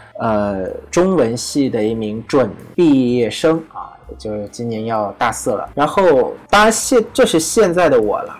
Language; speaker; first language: Chinese; non-native, fluent; Vietnamese